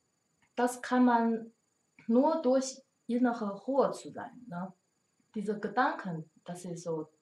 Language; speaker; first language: German; non-native, learner; Chinese